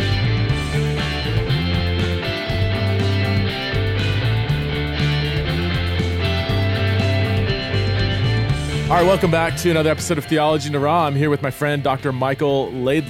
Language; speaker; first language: English; native; English